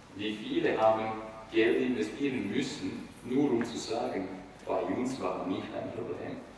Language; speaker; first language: German; non-native, fluent; Italian